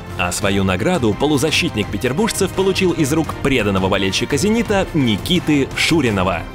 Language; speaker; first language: Russian; native; Russian